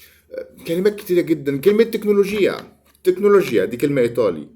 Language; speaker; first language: Arabic; native; Arabic